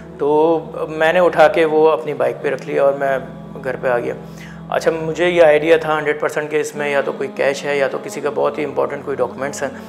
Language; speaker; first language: Urdu; native; Urdu